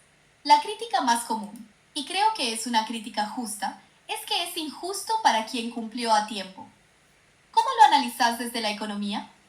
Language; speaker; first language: Spanish; native; Spanish